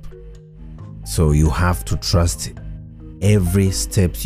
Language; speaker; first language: English; non-native, local second language; Swahili